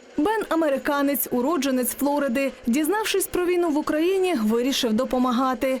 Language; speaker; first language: Ukrainian; native; Ukrainian